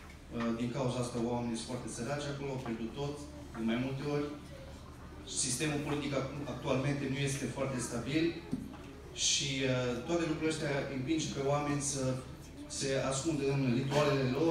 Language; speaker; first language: Romanian; early bilingual, heritage; Romanian